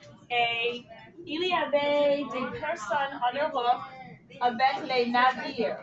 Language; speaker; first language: French; non-native, fluent; English